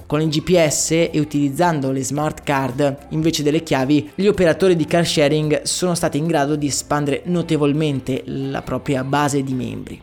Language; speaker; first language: Italian; native; Italian